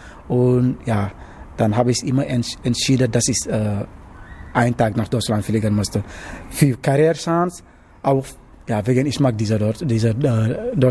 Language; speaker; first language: German; non-native, learner; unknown